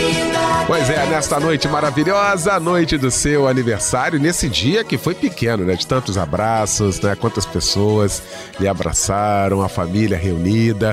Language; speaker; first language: Portuguese; native; Portuguese